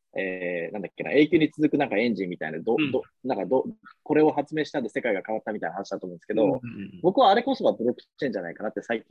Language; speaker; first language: Japanese; native; Japanese